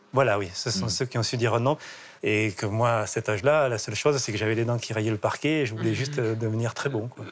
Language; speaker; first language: French; native; French